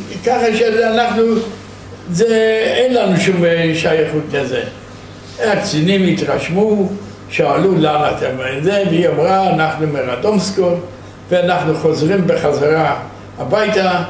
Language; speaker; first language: Hebrew; non-native, fluent; Yiddish